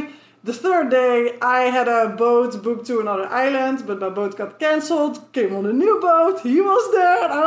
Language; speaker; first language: English; non-native, fluent; Dutch